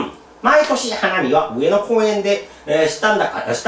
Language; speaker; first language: Japanese; non-native, fluent; Korean